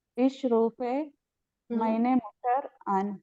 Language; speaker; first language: German; non-native, learner; Malayalam